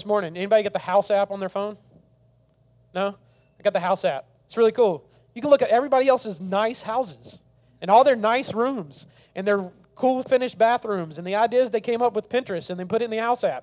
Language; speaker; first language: English; native; English